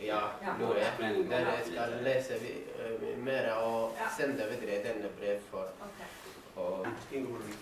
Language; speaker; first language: Norwegian; non-native, learner; Oromo